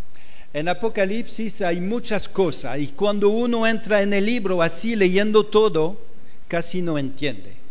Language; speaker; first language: Spanish; non-native, fluent; French